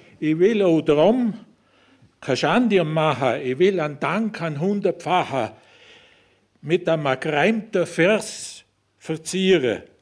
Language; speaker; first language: German; native; German